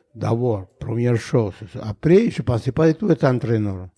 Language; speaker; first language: French; non-native, fluent; Spanish